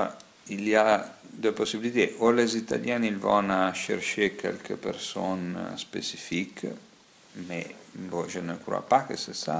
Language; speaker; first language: French; non-native, fluent; Italian